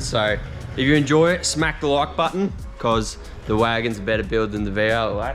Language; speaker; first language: English; native; English